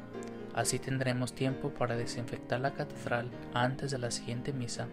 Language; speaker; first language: Spanish; native; Spanish